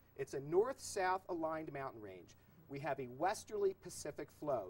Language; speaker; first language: English; native; English